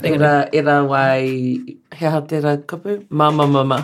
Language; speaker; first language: Māori; non-native, local second language; English